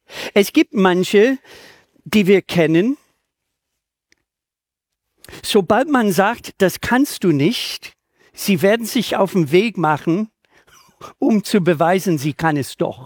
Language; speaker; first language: German; native; German